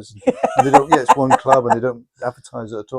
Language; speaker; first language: English; native; English